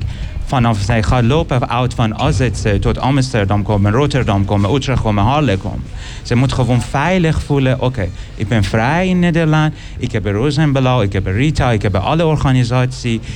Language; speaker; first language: Dutch; non-native, learner; Persian